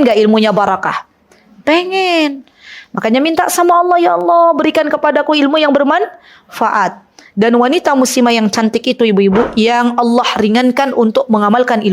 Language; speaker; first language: Indonesian; native; Indonesian